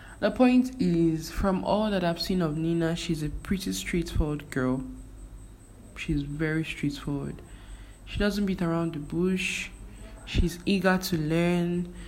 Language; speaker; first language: English; non-native, local second language; Igbo